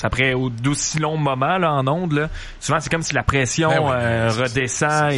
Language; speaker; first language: French; native; French